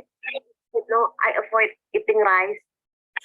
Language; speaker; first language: English; non-native, learner; Indonesian